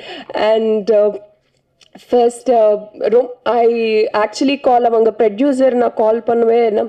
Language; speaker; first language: Tamil; non-native, fluent; Telugu